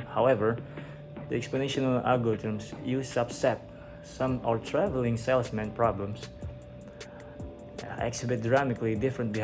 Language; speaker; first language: English; non-native, learner; Indonesian